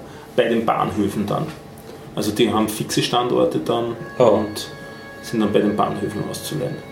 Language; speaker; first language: German; native; German